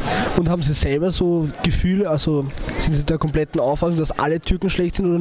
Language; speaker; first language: German; native; German